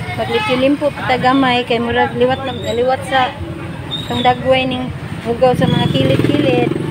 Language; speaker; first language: Filipino; native; Filipino